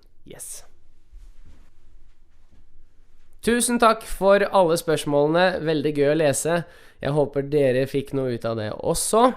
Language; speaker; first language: Norwegian; early bilingual, other home language; Russian